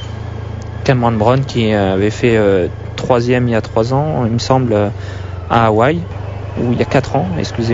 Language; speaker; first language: French; native; French